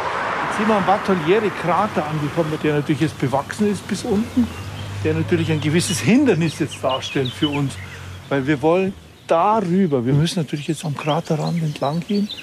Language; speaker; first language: German; native; German